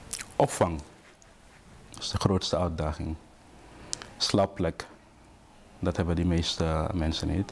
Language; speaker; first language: Dutch; non-native, fluent; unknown